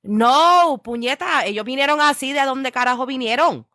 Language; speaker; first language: Spanish; early bilingual, heritage; Spanish